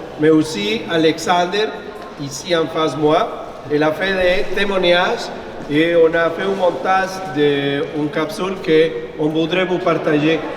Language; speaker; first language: French; non-native, fluent; Spanish